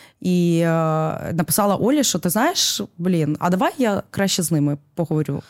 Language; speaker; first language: Ukrainian; native; Ukrainian